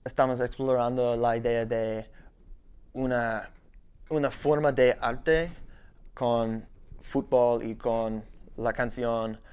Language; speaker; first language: Spanish; non-native, learner; English